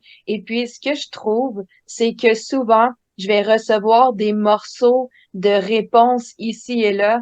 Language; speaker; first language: French; native; French